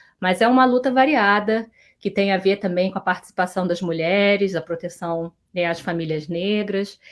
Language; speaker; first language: Portuguese; native; Portuguese